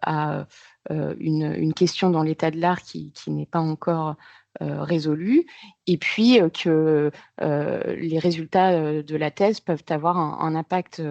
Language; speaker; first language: French; native; French